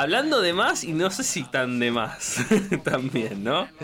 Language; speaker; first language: Spanish; native; Spanish